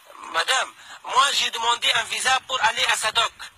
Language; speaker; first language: French; non-native, learner; Arabic